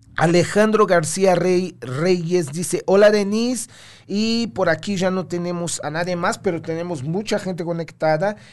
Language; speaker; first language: Spanish; non-native, fluent; Portuguese